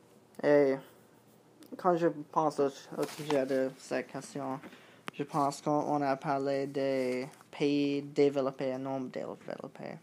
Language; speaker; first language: French; non-native, learner; English